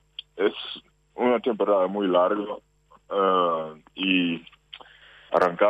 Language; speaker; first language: Spanish; non-native, fluent; English